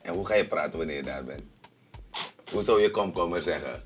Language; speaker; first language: Dutch; native; Dutch